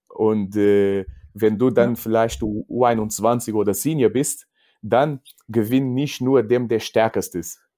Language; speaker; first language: German; non-native, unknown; Portuguese